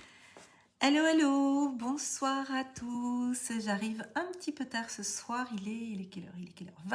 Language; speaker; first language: French; native; French